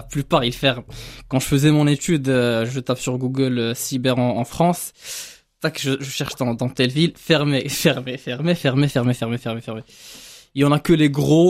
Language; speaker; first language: French; non-native, local second language; Arabic